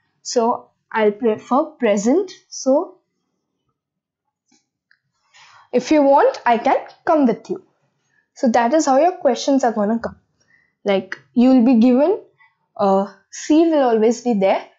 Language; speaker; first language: English; non-native, local second language; Hindi